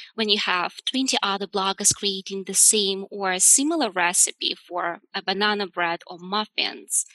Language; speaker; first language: English; non-native, fluent; Russian